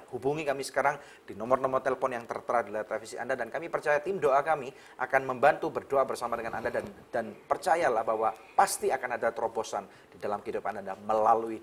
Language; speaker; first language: Indonesian; native; Indonesian